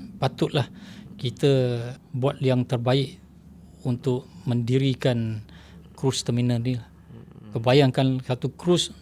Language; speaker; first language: Malay; non-native, local second language; Chinese